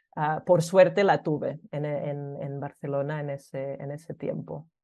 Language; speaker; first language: Spanish; early bilingual, other home language; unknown